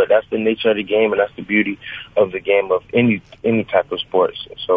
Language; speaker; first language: English; native; English